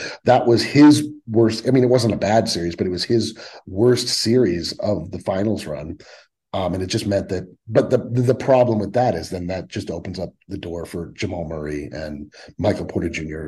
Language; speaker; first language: English; native; English